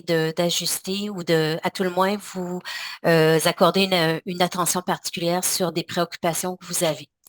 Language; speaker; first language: French; native; French